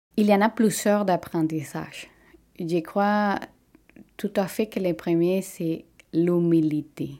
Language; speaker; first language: French; non-native, fluent; Spanish